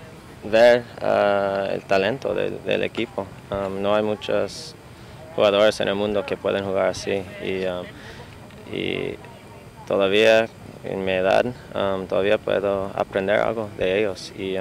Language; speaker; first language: Spanish; non-native, learner; English